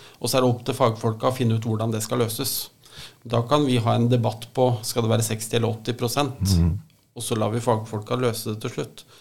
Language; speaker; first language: Norwegian; native; Norwegian